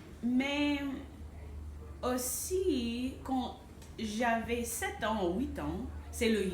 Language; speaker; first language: French; non-native, fluent; English